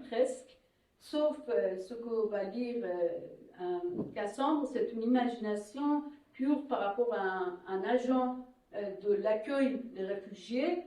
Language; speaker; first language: French; non-native, fluent; Persian